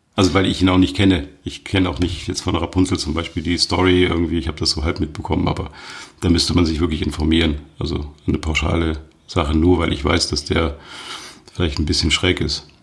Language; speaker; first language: German; native; German